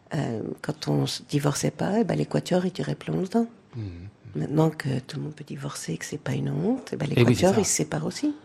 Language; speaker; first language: French; native; French